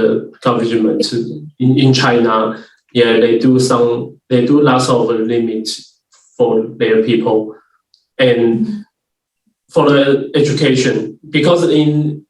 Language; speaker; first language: English; non-native, learner; Chinese